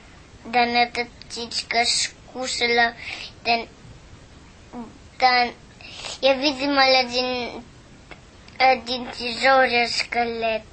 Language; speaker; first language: Russian; early bilingual, heritage; Russian